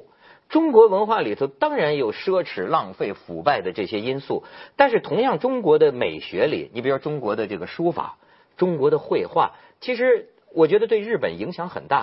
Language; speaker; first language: Chinese; native; Chinese